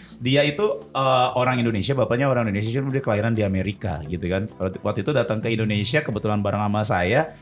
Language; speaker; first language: Indonesian; native; Indonesian